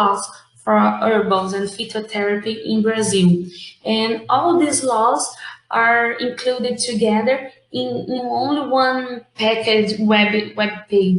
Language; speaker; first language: English; non-native, fluent; Portuguese